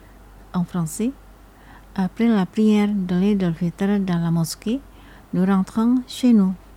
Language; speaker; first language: French; non-native, fluent; Indonesian